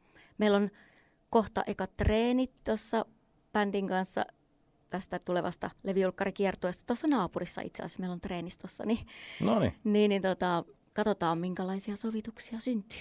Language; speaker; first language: Finnish; native; Finnish